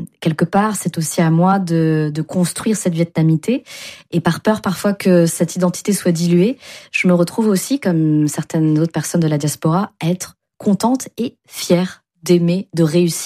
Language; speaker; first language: French; native; French